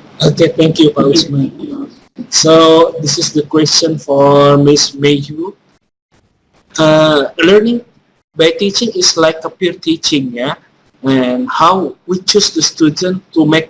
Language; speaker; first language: English; non-native, fluent; Indonesian